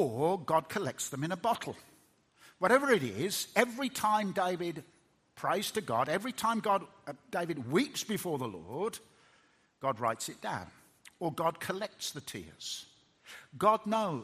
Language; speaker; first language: English; native; English